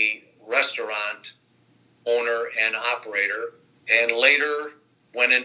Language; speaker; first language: English; native; English